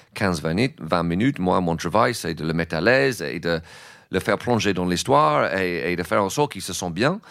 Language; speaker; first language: French; non-native, fluent; English